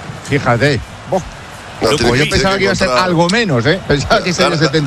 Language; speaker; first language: Spanish; native; Spanish